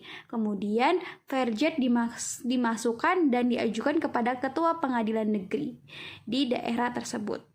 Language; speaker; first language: Indonesian; native; Indonesian